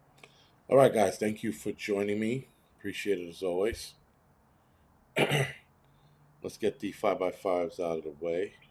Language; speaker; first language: English; native; English